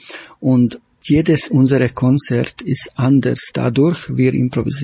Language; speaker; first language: German; non-native, fluent; Slovak